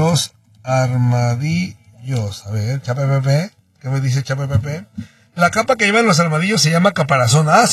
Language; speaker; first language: Spanish; native; Spanish